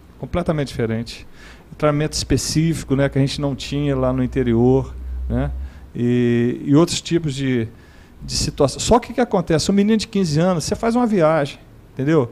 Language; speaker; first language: Portuguese; native; Portuguese